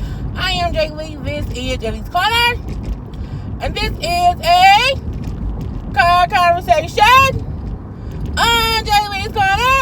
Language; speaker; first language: English; native; English